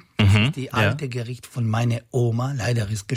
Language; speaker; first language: German; non-native, local second language; Italian